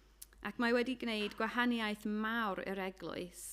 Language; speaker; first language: Welsh; non-native, fluent; English